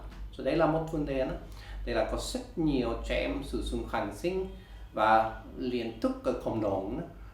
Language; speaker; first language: Vietnamese; non-native, learner; Swedish